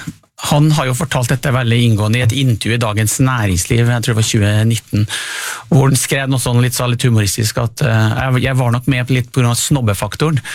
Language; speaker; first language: Norwegian; native; Norwegian